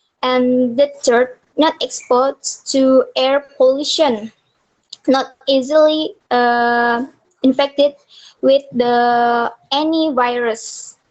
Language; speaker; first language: English; non-native, learner; Indonesian